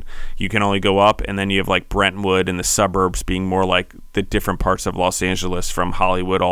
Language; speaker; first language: English; native; English